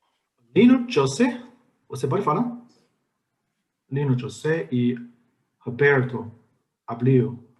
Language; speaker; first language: Portuguese; non-native, learner; Chinese